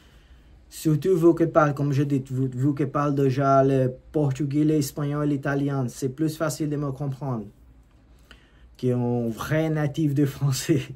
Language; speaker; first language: French; non-native, learner; Portuguese